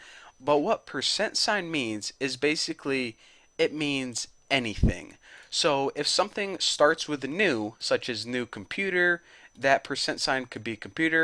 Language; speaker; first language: English; native; English